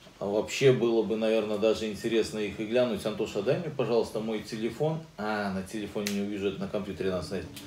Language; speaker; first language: Russian; native; Russian